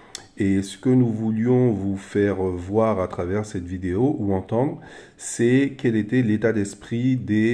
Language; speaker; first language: French; native; French